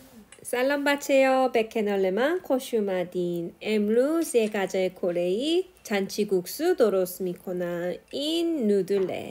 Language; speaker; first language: Persian; non-native, learner; Korean